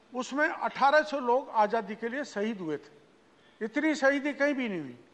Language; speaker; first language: Hindi; native; Hindi